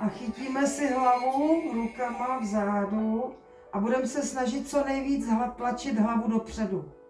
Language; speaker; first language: Czech; native; Czech